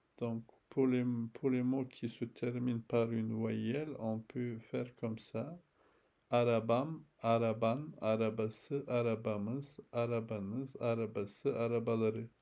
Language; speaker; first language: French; non-native, fluent; Turkish